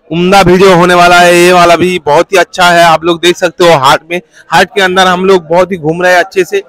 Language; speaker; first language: Hindi; non-native, local second language; Bangla